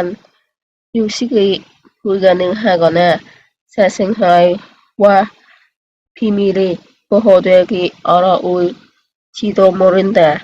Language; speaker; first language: Korean; non-native, learner; Vietnamese